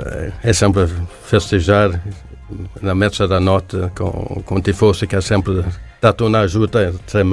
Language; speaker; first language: Italian; non-native, learner; Swedish